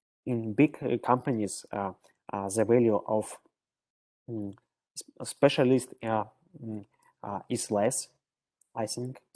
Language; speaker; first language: English; non-native, learner; Russian